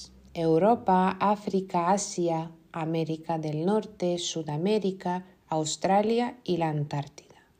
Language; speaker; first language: Spanish; non-native, fluent; Lithuanian